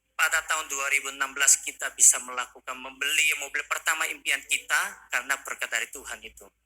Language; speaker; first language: Indonesian; non-native, fluent; Korean